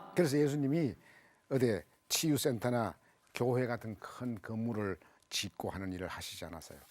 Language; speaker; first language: Korean; native; Korean